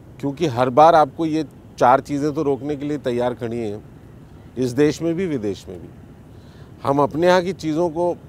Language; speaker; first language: Hindi; native; Hindi